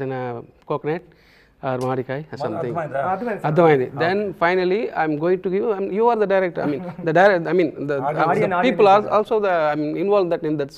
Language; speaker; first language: Telugu; non-native, local second language; Tamil